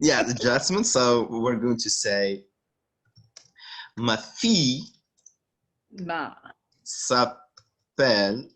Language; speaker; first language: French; non-native, local second language; Arabic